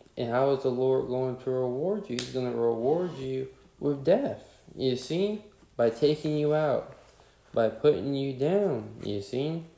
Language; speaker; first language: English; native; English